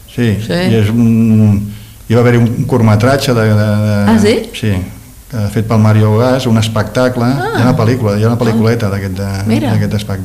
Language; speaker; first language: Catalan; native; Catalan